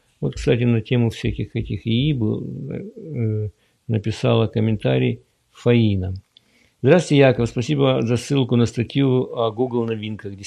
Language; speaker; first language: Russian; native; Russian